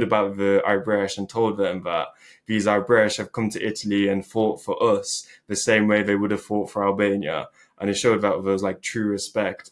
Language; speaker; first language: English; early bilingual, other home language; Albanian